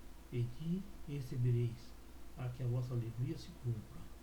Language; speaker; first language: Portuguese; native; Portuguese